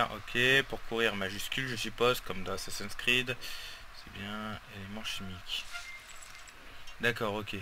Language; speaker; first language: French; native; French